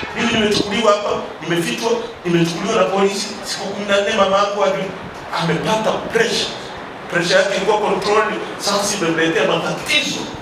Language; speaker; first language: Swahili; native; Swahili